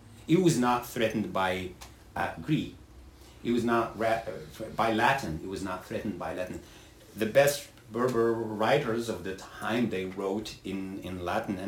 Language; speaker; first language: English; non-native, fluent; Arabic